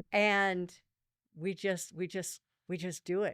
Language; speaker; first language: English; native; English